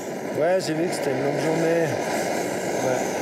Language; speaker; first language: French; native; French